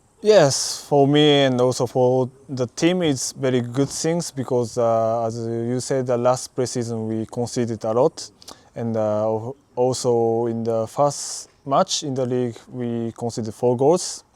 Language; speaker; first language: English; non-native, learner; Japanese